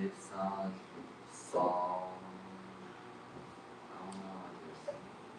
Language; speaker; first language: English; non-native, learner; Chinese